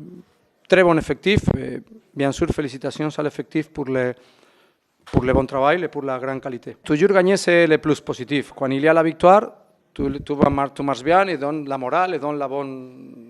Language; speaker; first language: French; non-native, fluent; Spanish